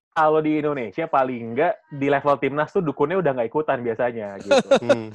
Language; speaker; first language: Indonesian; native; Indonesian